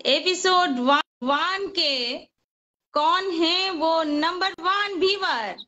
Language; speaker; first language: Hindi; non-native, local second language; Odia